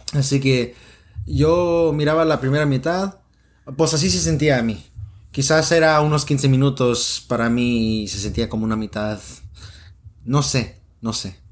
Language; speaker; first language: Spanish; early bilingual, other home language; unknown